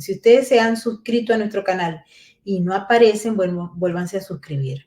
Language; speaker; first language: Spanish; native; Spanish